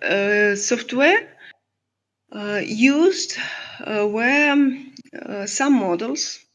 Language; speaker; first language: English; non-native, learner; Russian